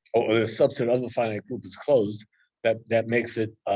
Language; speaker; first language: English; native; English